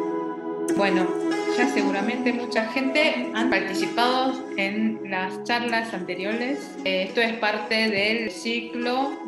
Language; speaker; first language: Spanish; non-native, fluent; Korean